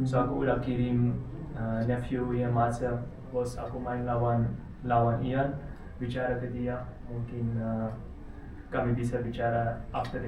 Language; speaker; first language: Indonesian; non-native, learner; Dutch